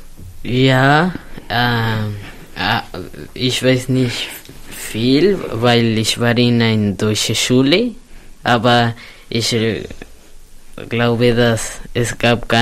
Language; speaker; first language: German; non-native, learner; Spanish